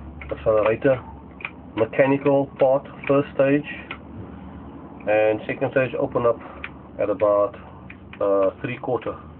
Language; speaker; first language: English; native; English